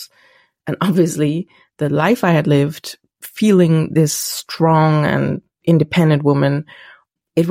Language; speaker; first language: English; non-native, fluent; German